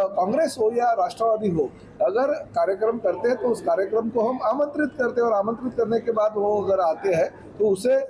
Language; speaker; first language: Hindi; non-native, local second language; Marathi